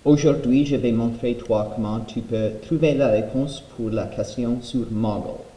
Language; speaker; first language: French; non-native, learner; English